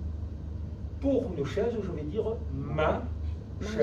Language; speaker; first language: French; native; French